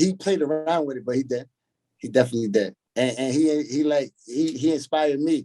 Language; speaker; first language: English; native; English